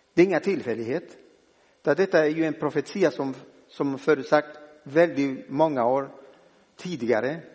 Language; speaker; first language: Swedish; non-native, fluent; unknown